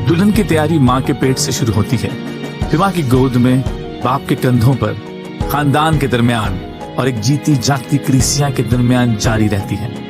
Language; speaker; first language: Urdu; native; Urdu